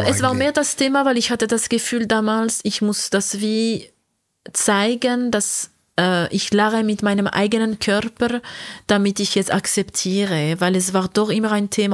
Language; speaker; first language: German; non-native, local second language; French